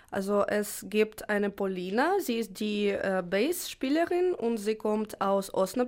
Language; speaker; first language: German; non-native, fluent; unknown